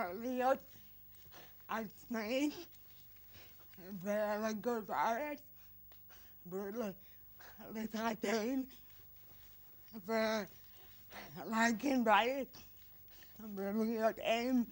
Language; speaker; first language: Hebrew; non-native, learner; English